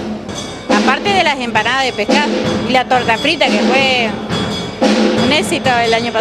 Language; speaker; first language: Spanish; native; Spanish